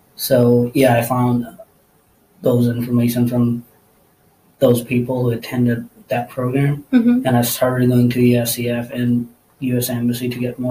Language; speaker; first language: English; non-native, local second language; Nepali